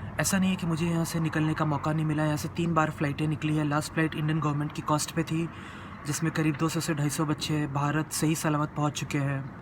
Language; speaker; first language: Hindi; native; Hindi